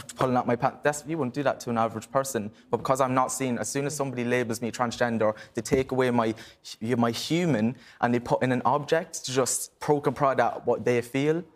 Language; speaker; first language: English; native; English